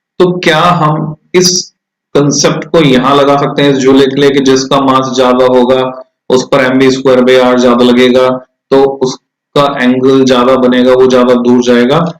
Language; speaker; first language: Hindi; native; Hindi